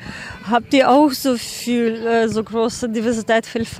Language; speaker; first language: German; non-native, learner; Ukrainian